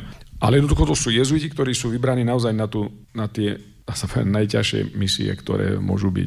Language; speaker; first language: Slovak; native; Slovak